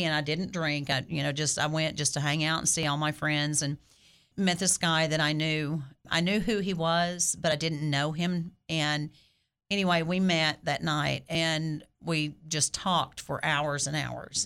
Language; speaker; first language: English; native; English